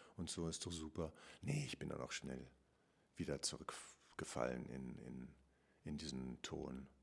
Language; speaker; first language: German; native; German